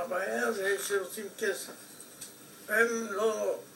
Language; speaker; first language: Hebrew; non-native, fluent; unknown